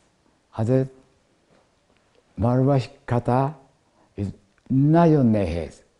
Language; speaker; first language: Hungarian; non-native, learner; Japanese